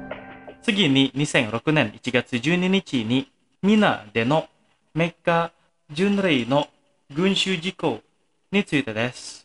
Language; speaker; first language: Japanese; non-native, fluent; Indonesian